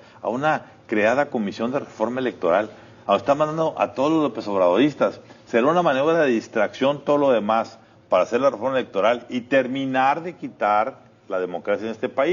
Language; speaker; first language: Spanish; native; Spanish